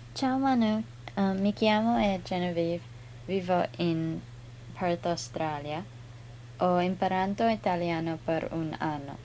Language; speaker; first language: Italian; non-native, learner; English